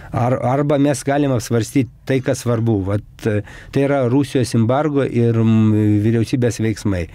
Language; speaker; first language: Lithuanian; native; Lithuanian